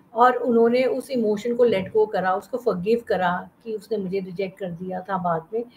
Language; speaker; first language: Hindi; native; Hindi